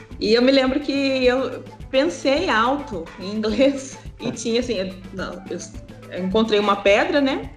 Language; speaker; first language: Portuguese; native; Portuguese